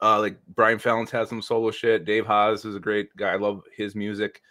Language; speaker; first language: English; native; English